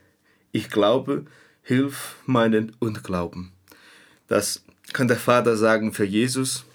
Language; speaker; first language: German; non-native, fluent; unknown